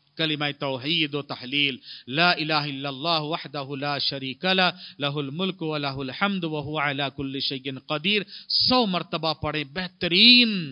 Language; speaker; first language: Urdu; native; Urdu